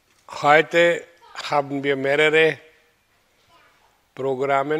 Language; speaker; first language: German; non-native, learner; Hindi